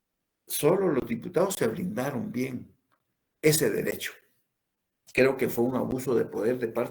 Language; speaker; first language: Spanish; native; Spanish